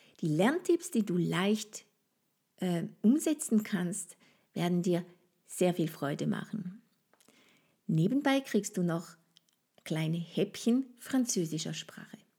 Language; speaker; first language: German; non-native, fluent; French